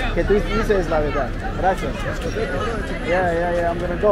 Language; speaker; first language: Spanish; non-native, learner; English